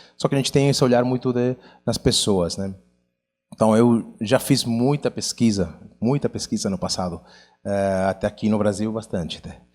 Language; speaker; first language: Portuguese; non-native, fluent; Catalan